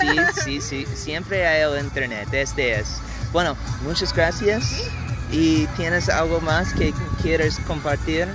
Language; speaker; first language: Spanish; non-native, learner; English